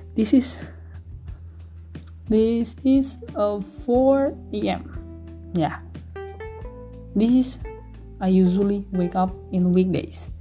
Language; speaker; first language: English; non-native, learner; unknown